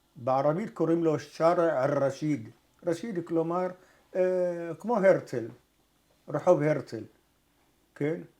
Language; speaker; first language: Hebrew; early bilingual, other home language; Arabic